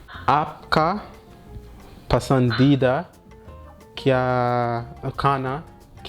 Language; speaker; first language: Hindi; non-native, learner; English